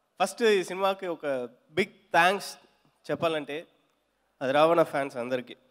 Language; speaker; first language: Telugu; non-native, learner; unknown